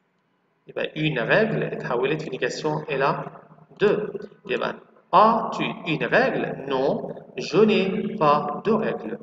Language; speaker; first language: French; non-native, fluent; Arabic